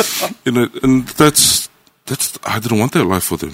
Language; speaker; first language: English; native; English